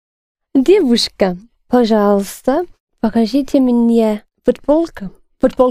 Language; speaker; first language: Russian; non-native, learner; English